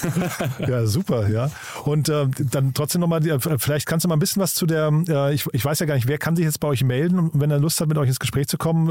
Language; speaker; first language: German; native; German